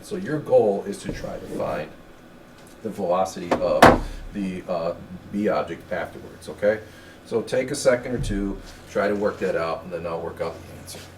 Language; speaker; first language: English; native; English